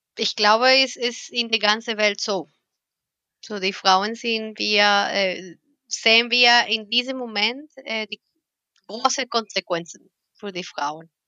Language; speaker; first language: German; non-native, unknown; Spanish